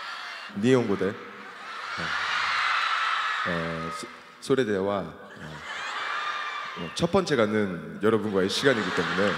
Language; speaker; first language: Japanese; non-native, learner; Korean